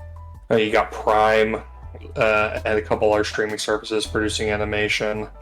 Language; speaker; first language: English; native; English